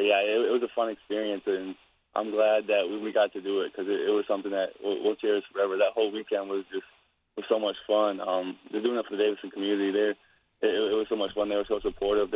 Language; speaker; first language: English; native; English